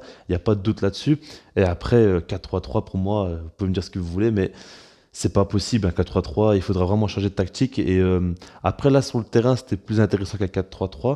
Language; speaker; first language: French; native; French